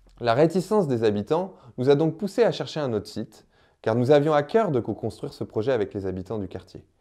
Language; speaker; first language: French; native; French